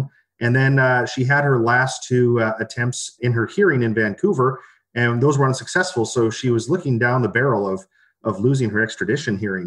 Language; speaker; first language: English; native; English